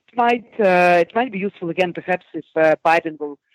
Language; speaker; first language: English; non-native, fluent; Hebrew